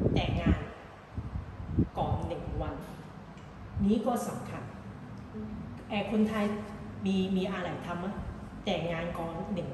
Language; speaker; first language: Thai; non-native, learner; Cantonese